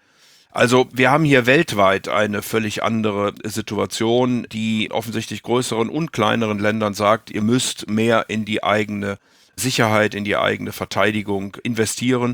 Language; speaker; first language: German; native; German